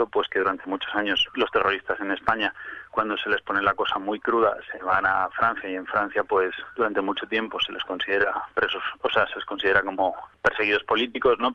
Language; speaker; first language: Spanish; native; Spanish